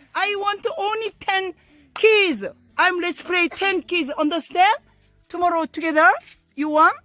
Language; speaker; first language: English; non-native, learner; Korean